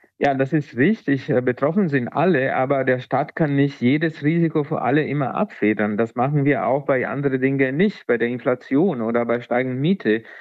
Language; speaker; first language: German; native; German